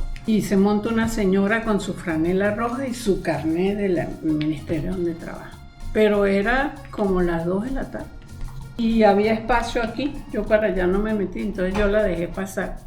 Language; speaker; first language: Spanish; native; Spanish